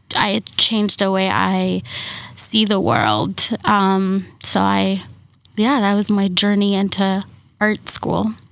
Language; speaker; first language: English; early bilingual, other home language; Somali